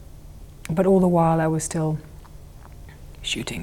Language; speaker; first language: English; native; English